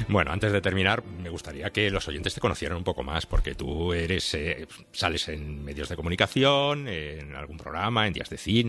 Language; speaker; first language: Spanish; native; Spanish